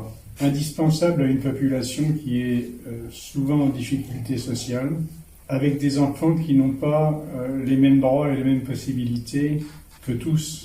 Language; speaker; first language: French; native; French